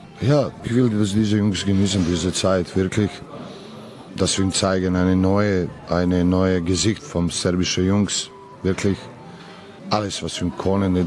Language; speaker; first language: German; non-native, learner; Serbian